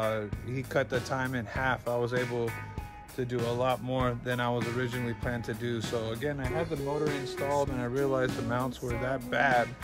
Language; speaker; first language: English; native; English